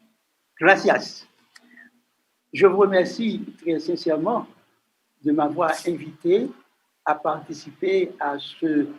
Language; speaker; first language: French; non-native, local second language; Haitian Creole